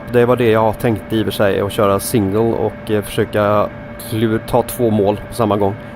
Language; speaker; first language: Swedish; native; Swedish